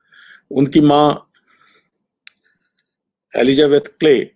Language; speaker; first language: Hindi; native; Hindi